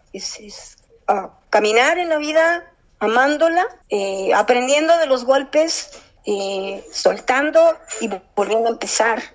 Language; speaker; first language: Spanish; early bilingual, heritage; Spanish